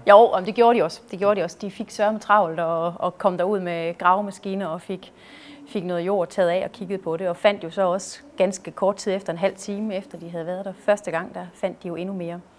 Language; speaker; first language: Danish; native; Danish